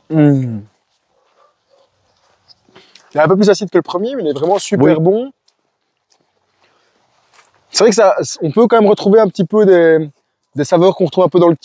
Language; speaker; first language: French; native; French